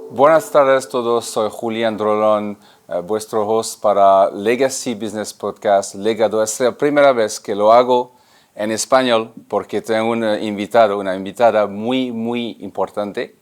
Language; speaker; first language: Spanish; non-native, fluent; French